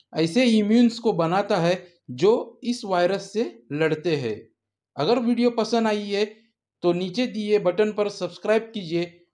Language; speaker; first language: Hindi; native; Hindi